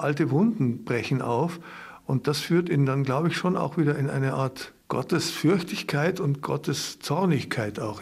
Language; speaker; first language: German; native; German